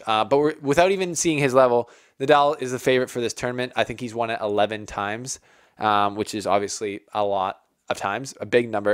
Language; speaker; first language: English; native; English